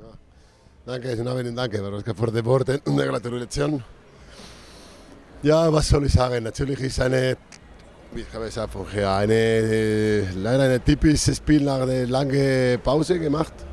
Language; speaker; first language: German; non-native, fluent; Spanish